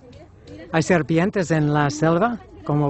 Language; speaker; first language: Spanish; non-native, learner; English